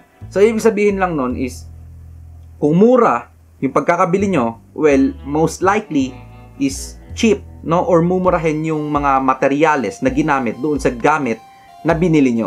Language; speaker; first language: Filipino; native; Filipino